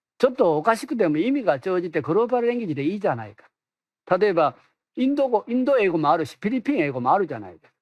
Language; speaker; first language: Japanese; non-native, fluent; Korean